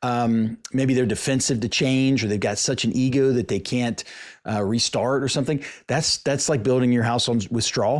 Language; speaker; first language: English; native; English